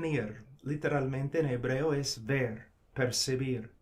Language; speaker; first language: Spanish; non-native, fluent; English